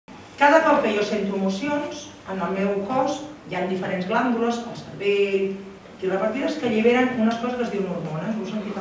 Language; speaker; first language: Catalan; native; Catalan